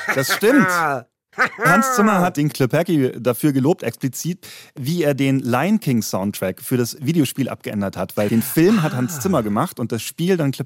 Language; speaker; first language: German; native; German